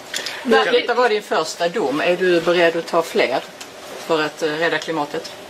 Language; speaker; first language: Swedish; native; Swedish